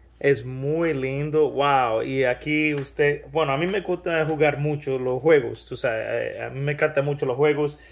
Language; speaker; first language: Spanish; early bilingual, heritage; Spanish